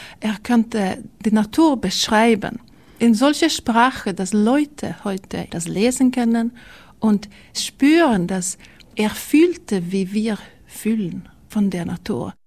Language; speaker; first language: German; non-native, learner; Swedish